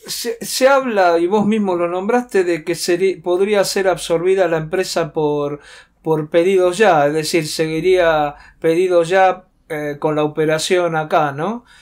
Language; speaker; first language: Spanish; native; Spanish